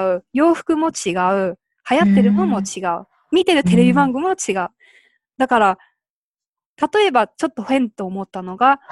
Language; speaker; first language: Japanese; early bilingual, other home language; Korean